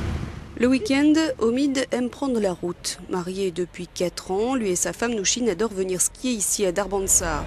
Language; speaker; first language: French; native; French